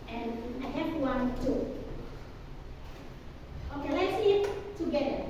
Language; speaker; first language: English; non-native, learner; Indonesian